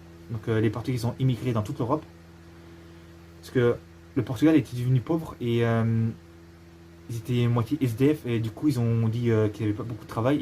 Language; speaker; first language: French; native; French